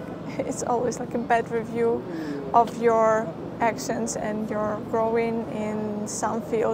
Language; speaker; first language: English; non-native, fluent; Ukrainian